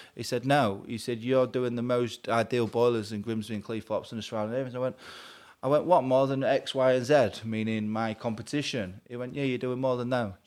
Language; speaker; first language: English; native; English